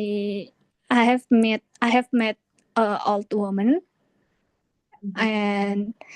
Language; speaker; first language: English; non-native, learner; Indonesian